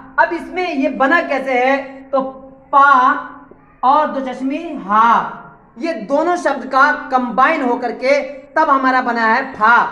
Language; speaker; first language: Hindi; native; Hindi